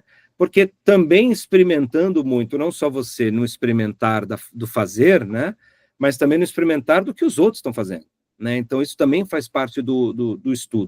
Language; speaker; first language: Portuguese; native; Portuguese